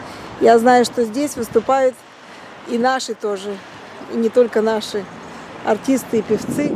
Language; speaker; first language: Russian; native; Russian